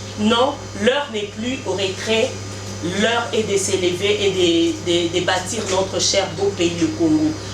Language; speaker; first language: French; non-native, local second language; Lingala